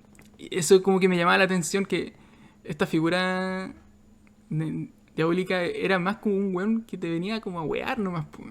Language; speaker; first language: Spanish; native; Spanish